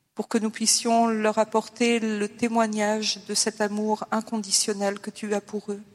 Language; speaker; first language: French; native; French